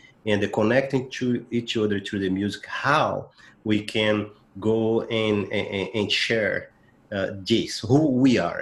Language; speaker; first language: English; non-native, fluent; Portuguese